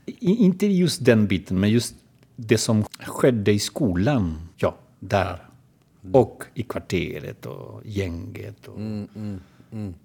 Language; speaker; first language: Swedish; non-native, fluent; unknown